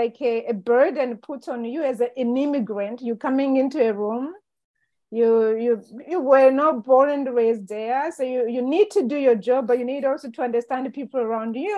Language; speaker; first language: English; non-native, local second language; Kinyarwanda